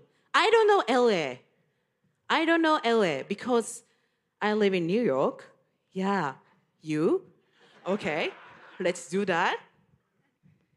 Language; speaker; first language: English; non-native, learner; Japanese